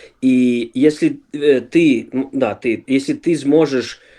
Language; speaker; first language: Ukrainian; early bilingual, other home language; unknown